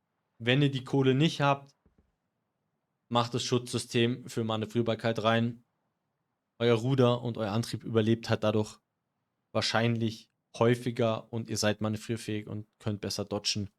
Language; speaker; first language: German; native; German